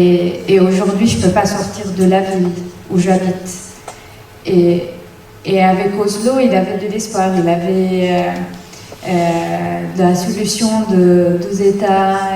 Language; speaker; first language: French; non-native, fluent; Arabic